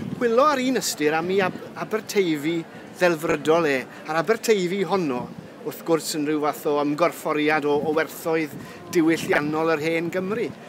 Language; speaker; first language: Welsh; native; Welsh